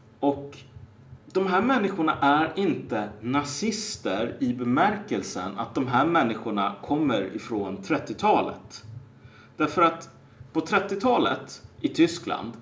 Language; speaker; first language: Swedish; native; Swedish